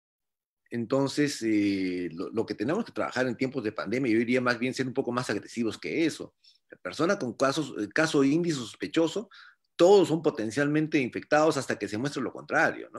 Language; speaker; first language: Spanish; native; Spanish